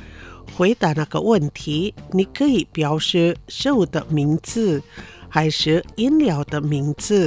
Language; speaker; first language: Chinese; non-native, fluent; Indonesian